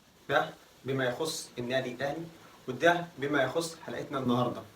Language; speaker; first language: Arabic; native; Arabic